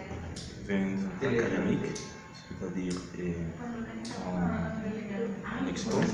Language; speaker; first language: French; non-native, learner; Spanish